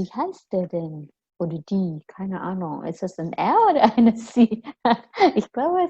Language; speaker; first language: German; non-native, fluent; Indonesian